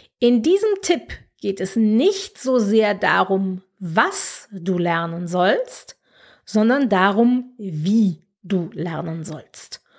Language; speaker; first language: German; native; German